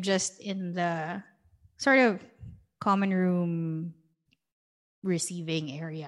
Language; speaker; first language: English; non-native, local second language; Filipino